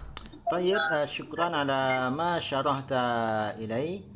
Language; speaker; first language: Arabic; non-native, learner; Indonesian